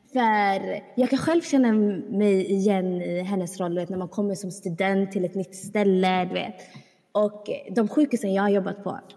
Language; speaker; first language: Swedish; early bilingual, other home language; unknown